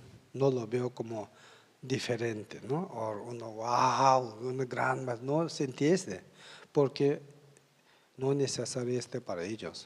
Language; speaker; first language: Spanish; non-native, learner; Tibetan